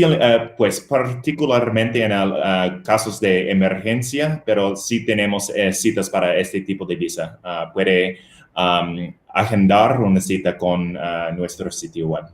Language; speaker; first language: Spanish; non-native, fluent; English